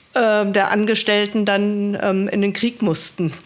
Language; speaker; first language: German; native; German